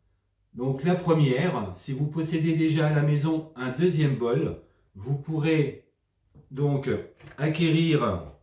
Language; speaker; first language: French; native; French